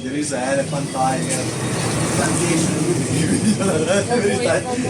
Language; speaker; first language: English; non-native, learner; Italian